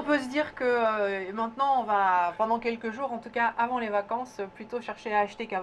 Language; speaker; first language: French; native; French